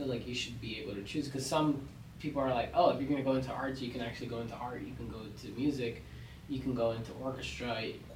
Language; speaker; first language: English; native; English